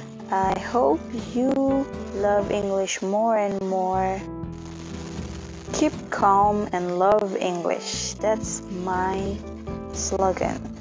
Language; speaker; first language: English; non-native, fluent; Indonesian